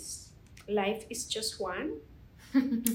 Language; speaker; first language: English; non-native, learner; Spanish